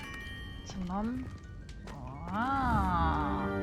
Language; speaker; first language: Turkish; non-native, learner; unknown